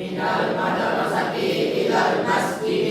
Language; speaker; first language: Arabic; non-native, learner; Indonesian